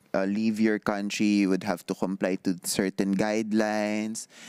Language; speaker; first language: English; non-native, local second language; Filipino